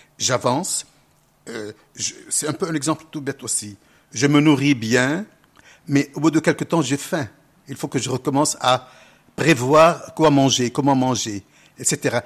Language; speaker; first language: French; non-native, local second language; Arabic